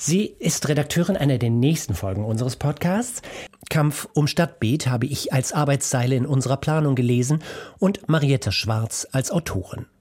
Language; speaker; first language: German; native; German